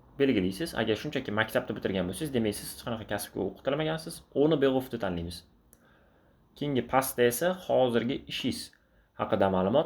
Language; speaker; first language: Uzbek; native; Uzbek